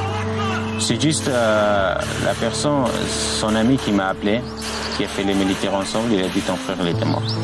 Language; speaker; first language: French; non-native, learner; Arabic